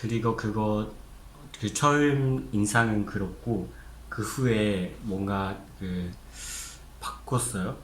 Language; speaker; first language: Korean; non-native, fluent; Japanese